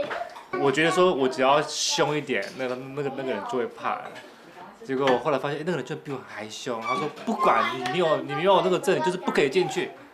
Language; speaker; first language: Chinese; native; Chinese